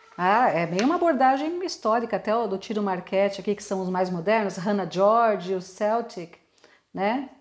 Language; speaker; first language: Portuguese; native; Portuguese